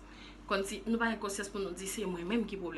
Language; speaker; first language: French; non-native, local second language; Haitian Creole